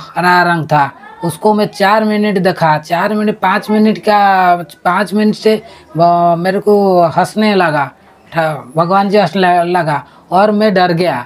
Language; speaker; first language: Hindi; non-native, local second language; Odia